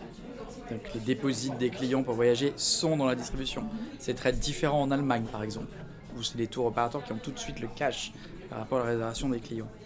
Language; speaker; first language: French; native; French